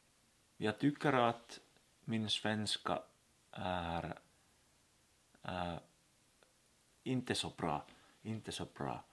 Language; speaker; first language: Swedish; non-native, learner; Finnish